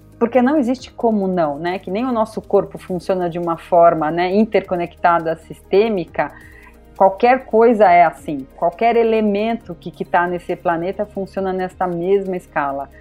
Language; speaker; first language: Portuguese; native; Portuguese